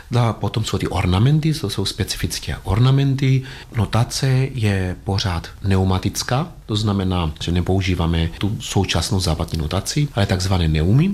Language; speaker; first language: Czech; non-native, fluent; Greek